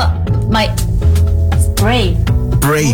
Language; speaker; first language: English; non-native, learner; Korean